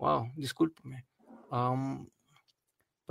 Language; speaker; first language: Spanish; non-native, learner; Arabic